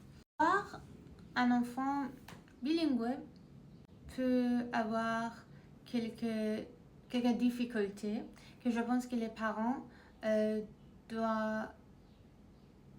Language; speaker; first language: French; non-native, learner; Persian